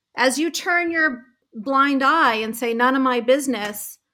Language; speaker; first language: English; native; English